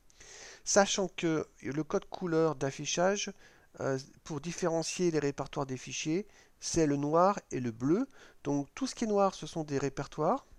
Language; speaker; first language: French; native; French